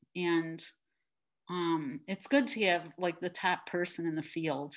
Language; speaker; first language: English; native; English